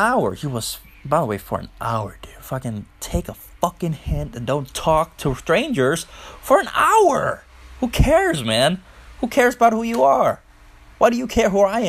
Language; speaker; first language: English; non-native, fluent; Danish